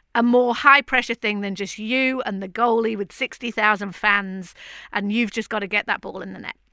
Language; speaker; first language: English; native; English